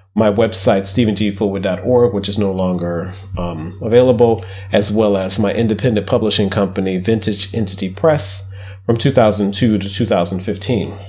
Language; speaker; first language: English; native; English